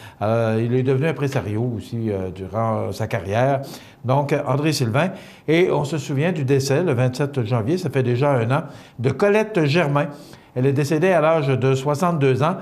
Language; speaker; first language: French; native; French